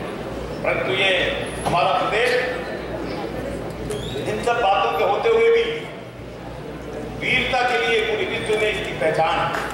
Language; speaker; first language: Hindi; native; Hindi